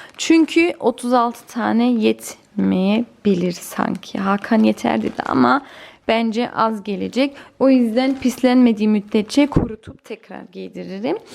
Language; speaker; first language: Turkish; early bilingual, heritage; Turkish